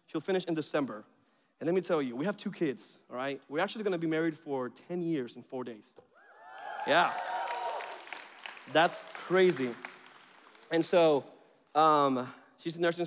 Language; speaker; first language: English; early bilingual, other home language; Spanish